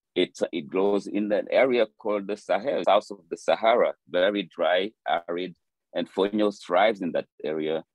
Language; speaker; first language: English; non-native, fluent; French